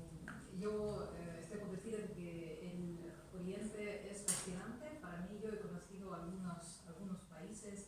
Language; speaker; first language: Spanish; non-native, fluent; Russian